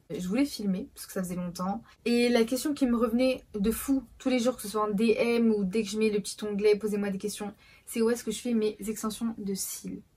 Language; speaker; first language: French; early bilingual, other home language; Portuguese